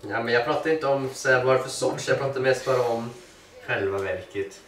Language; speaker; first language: Swedish; native; Swedish